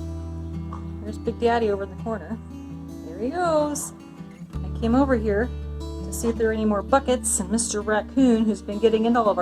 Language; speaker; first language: English; native; English